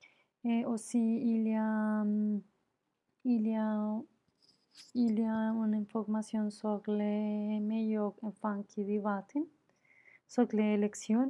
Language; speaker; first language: French; non-native, learner; Spanish